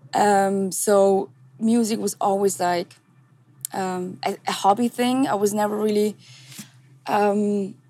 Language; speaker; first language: English; non-native, fluent; Tamil